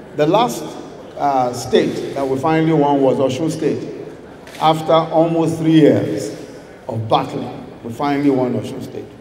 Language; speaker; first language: English; non-native, local second language; Yoruba